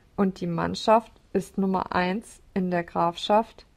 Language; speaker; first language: German; non-native, learner; English